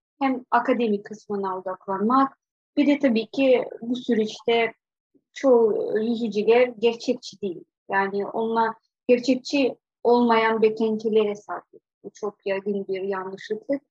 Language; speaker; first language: Turkish; non-native, fluent; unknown